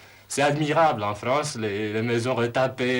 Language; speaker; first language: French; non-native, fluent; Romanian